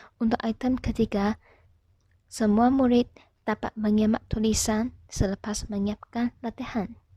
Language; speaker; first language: Malay; non-native, local second language; Chinese